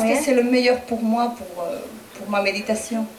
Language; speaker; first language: French; non-native, fluent; Spanish